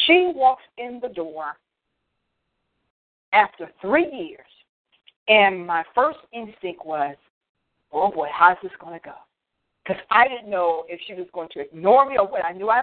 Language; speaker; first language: English; native; English